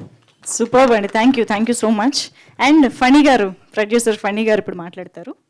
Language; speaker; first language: Telugu; native; Telugu